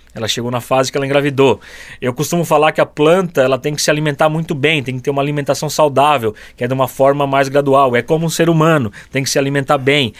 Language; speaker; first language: Portuguese; native; Portuguese